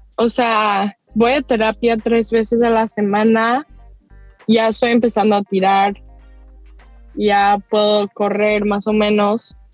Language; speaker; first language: Spanish; early bilingual, other home language; English